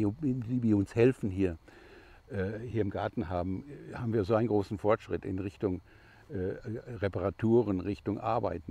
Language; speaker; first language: German; non-native, fluent; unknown